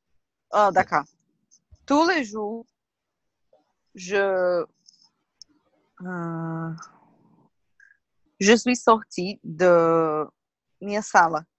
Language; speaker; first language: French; non-native, learner; Portuguese